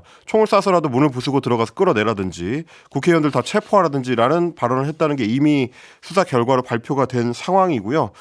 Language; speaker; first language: Korean; native; Korean